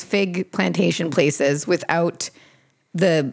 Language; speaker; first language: English; non-native, fluent; Portuguese